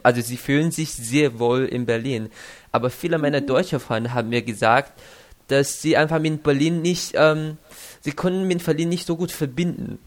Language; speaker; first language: German; non-native, fluent; Chinese